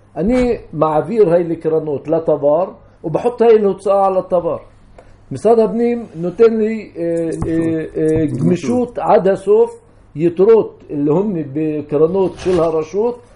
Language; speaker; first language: Hebrew; non-native, local second language; Arabic